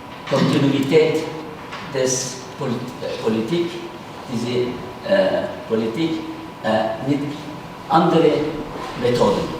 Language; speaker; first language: German; non-native, fluent; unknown